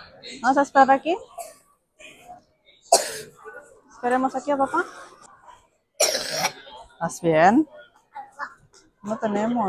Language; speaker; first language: Spanish; non-native, learner; Indonesian